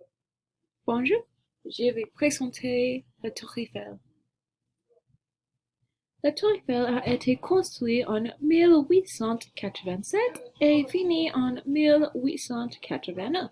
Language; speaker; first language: French; non-native, learner; English